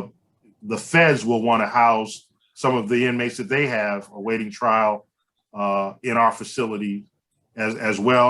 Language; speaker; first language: English; native; English